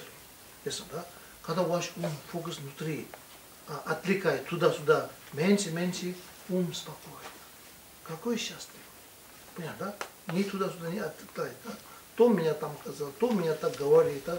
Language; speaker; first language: Russian; non-native, learner; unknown